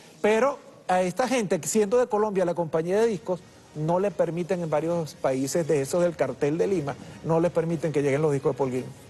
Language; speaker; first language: Spanish; early bilingual, other home language; English